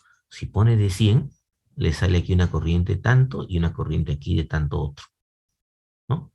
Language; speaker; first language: Spanish; native; Spanish